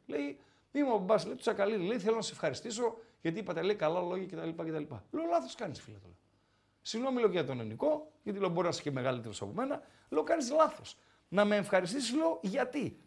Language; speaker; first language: Greek; native; Greek